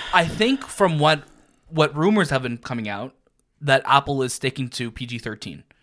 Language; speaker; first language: English; native; English